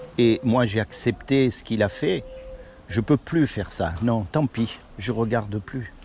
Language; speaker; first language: French; native; French